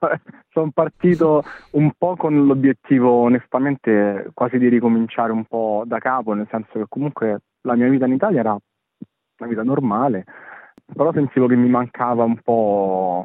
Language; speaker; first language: Italian; native; Italian